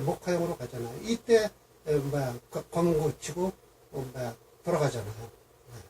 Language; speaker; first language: Korean; native; Korean